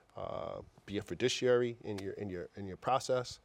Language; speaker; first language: English; native; English